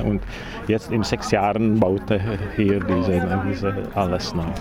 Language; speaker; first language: German; non-native, learner; Czech